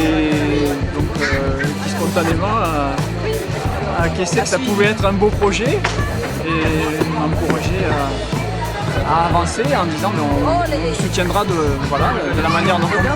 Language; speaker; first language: French; native; French